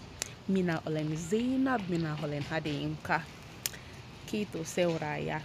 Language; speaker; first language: Finnish; non-native, learner; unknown